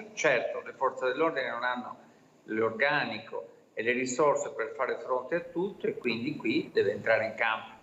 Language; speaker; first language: Italian; native; Italian